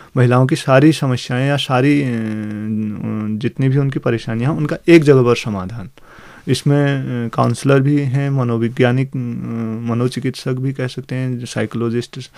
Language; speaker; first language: Hindi; native; Hindi